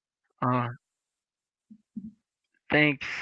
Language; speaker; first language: English; non-native, learner; Portuguese